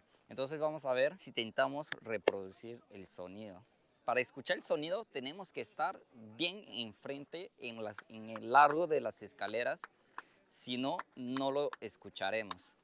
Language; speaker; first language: Spanish; non-native, fluent; Portuguese